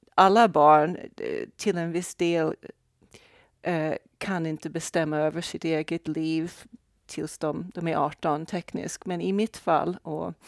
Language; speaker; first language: Swedish; non-native, fluent; Portuguese